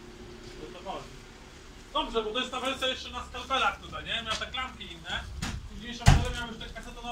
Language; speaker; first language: Polish; native; Polish